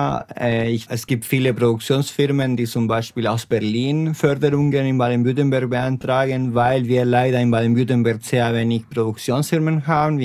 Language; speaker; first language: German; non-native, fluent; Spanish